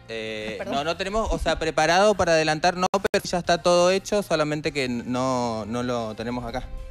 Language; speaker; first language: Spanish; native; Spanish